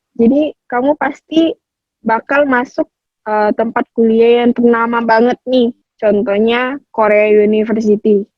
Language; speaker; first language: Indonesian; native; Indonesian